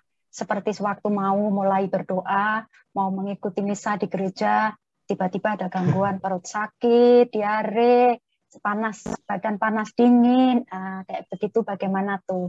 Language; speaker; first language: Indonesian; native; Indonesian